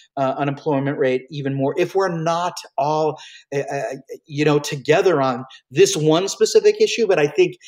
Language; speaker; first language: English; early bilingual, other home language; Hindi